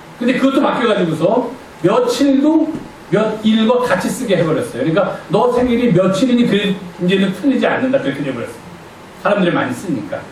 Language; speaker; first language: Korean; native; Korean